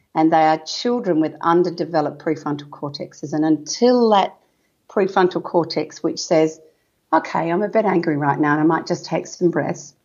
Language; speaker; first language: English; native; English